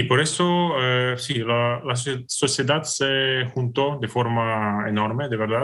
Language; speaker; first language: Spanish; non-native, fluent; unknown